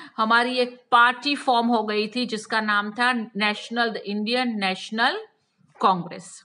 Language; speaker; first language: Hindi; non-native, local second language; Gujarati